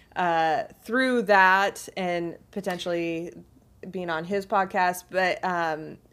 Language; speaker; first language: English; native; English